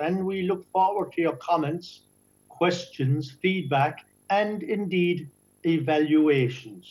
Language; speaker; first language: English; native; English